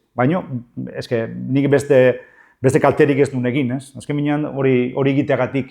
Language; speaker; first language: Basque; native; Basque